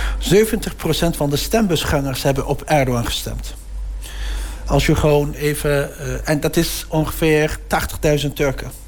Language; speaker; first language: Dutch; early bilingual, other home language; Turkish